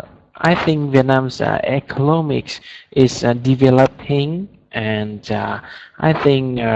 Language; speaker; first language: English; non-native, learner; Vietnamese